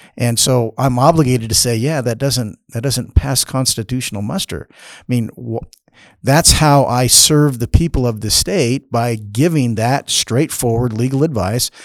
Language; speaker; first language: English; native; English